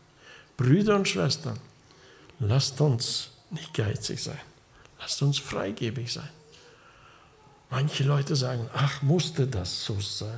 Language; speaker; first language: German; early bilingual, heritage; German